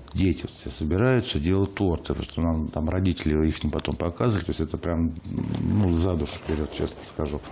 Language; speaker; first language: Russian; native; Russian